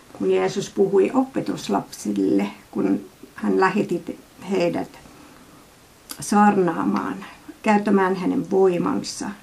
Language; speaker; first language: Finnish; non-native, fluent; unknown